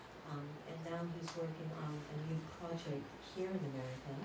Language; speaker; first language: English; native; English